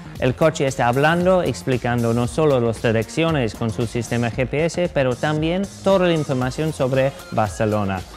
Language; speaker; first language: Spanish; non-native, fluent; English